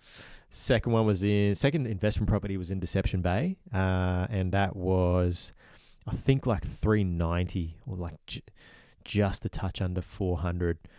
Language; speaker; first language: English; native; English